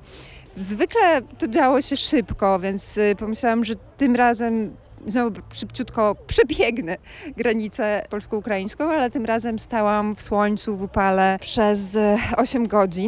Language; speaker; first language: Polish; non-native, fluent; Ukrainian